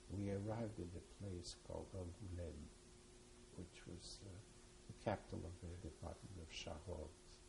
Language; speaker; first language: English; early bilingual, other home language; French